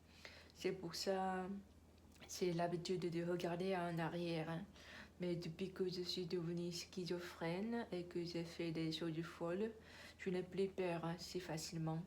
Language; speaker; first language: French; non-native, learner; Korean